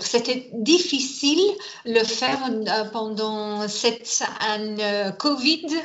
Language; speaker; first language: French; non-native, learner; English